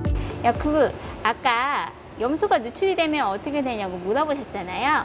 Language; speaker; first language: Korean; native; Korean